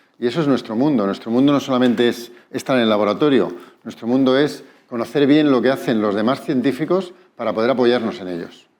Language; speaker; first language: Spanish; native; Spanish